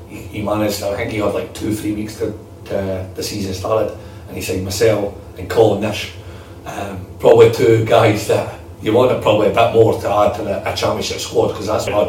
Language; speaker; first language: English; native; English